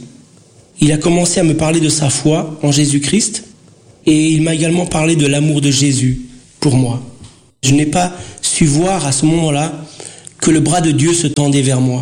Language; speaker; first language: French; early bilingual, other home language; Portuguese